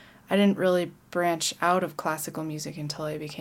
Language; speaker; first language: English; native; English